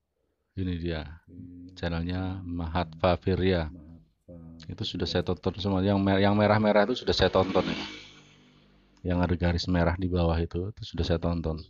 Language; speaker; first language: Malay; non-native, local second language; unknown